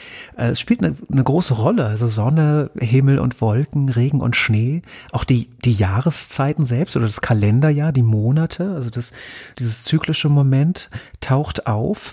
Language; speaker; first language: German; native; German